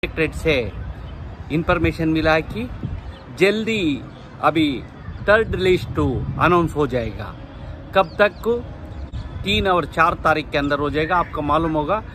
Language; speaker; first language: Hindi; non-native, local second language; Kannada